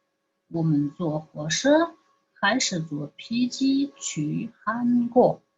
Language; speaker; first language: Chinese; non-native, fluent; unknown